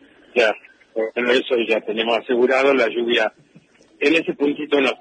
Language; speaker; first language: Spanish; native; Spanish